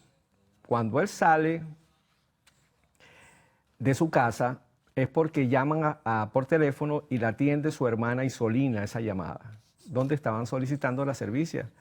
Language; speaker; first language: Spanish; native; Spanish